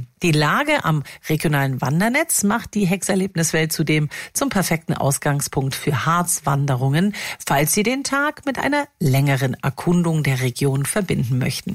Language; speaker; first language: German; native; German